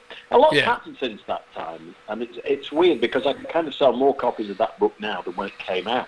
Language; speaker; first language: English; native; English